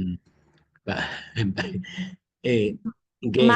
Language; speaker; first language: German; non-native, learner; Spanish